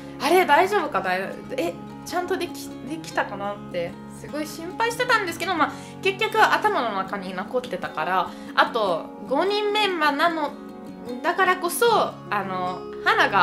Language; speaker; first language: Japanese; non-native, fluent; Italian